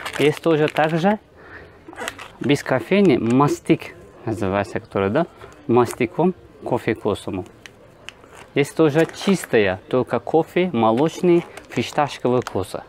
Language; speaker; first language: Russian; non-native, learner; Turkish